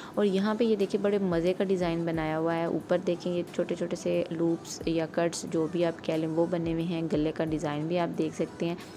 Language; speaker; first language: Urdu; native; Urdu